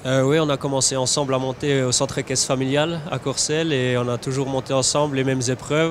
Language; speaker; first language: French; native; French